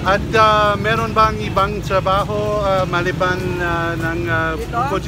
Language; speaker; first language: Filipino; non-native, learner; English